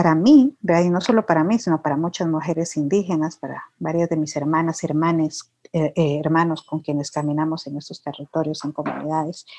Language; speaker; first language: Spanish; native; Spanish